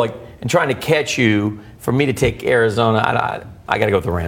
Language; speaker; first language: English; native; English